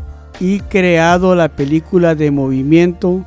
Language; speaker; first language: Spanish; early bilingual, heritage; Spanish